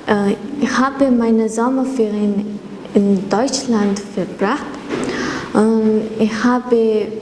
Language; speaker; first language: German; non-native, learner; Mongolian